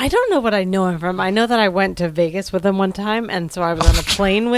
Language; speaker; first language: English; native; English